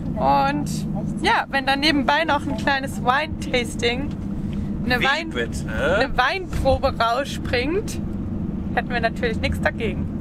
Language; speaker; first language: German; native; German